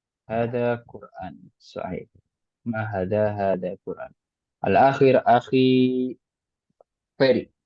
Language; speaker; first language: Arabic; non-native, fluent; Indonesian